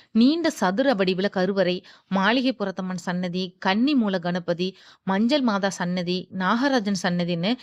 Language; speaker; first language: Tamil; native; Tamil